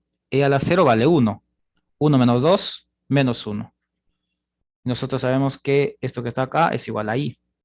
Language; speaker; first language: Spanish; native; Spanish